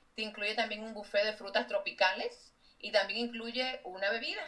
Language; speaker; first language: Spanish; native; Spanish